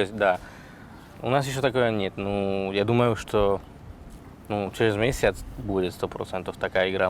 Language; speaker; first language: Russian; non-native, fluent; Slovak